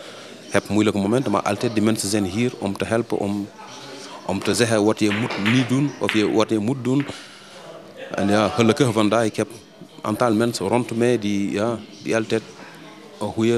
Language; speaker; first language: Dutch; early bilingual, other home language; Wolof